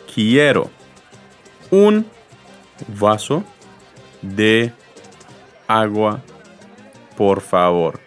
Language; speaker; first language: Spanish; non-native, fluent; English